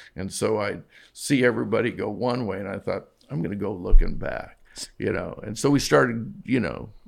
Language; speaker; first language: English; native; English